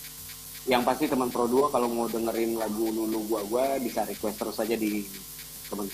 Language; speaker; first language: Indonesian; native; Indonesian